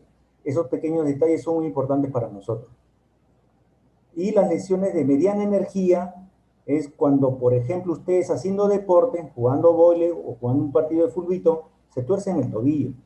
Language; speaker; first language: Spanish; native; Spanish